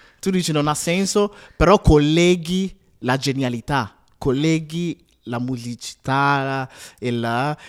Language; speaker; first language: Italian; early bilingual, other home language; Akan